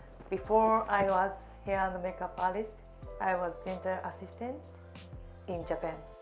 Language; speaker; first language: English; non-native, learner; Japanese